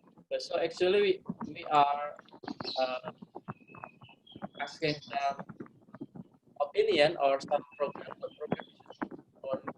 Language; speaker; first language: English; non-native, fluent; Indonesian